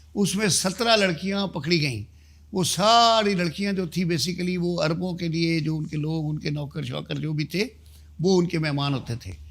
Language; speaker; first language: Urdu; native; Urdu